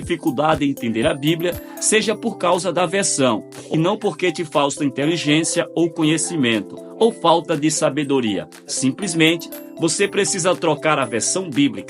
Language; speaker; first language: Portuguese; native; Portuguese